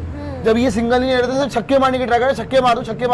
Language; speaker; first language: Hindi; native; Hindi